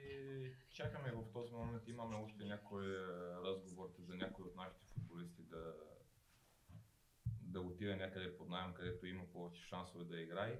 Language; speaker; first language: Bulgarian; non-native, fluent; Romanian